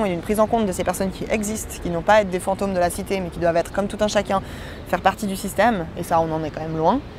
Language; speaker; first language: French; native; French